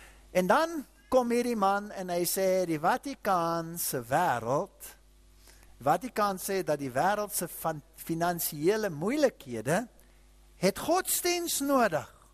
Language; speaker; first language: Afrikaans; non-native, fluent; German